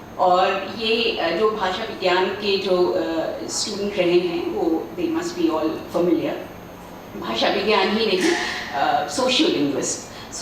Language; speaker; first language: Hindi; native; Hindi